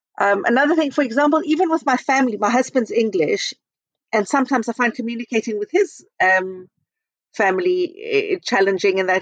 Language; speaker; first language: English; native; English